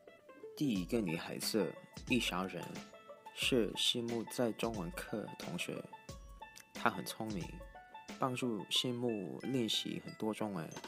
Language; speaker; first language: Chinese; non-native, learner; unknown